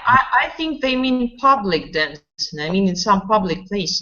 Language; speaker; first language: English; non-native, fluent; Russian